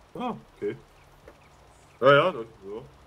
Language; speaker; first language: German; native; German